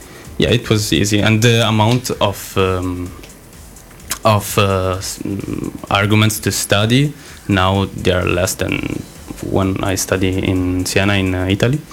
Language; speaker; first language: English; non-native, learner; Italian